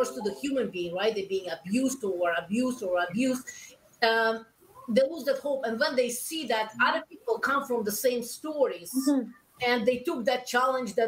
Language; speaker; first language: English; non-native, fluent; Russian